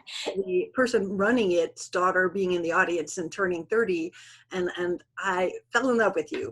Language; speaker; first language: English; native; English